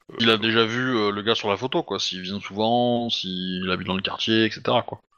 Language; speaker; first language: French; native; French